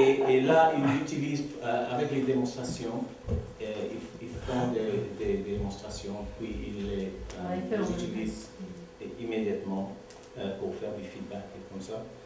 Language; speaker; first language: French; non-native, learner; English